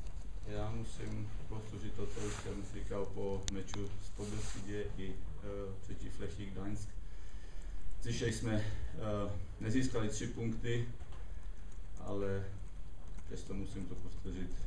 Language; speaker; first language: Polish; non-native, learner; Czech